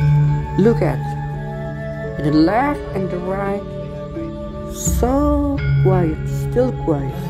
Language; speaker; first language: English; non-native, learner; Indonesian